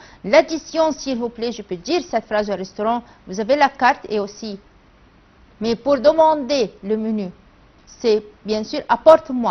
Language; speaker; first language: French; non-native, fluent; Arabic